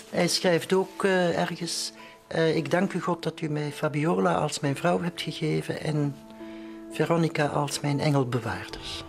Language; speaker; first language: Dutch; native; Dutch